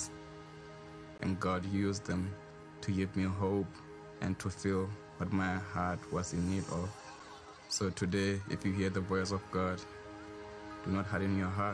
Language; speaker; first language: English; non-native, local second language; Southern Sotho